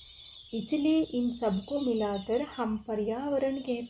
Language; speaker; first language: Hindi; non-native, fluent; Sinhala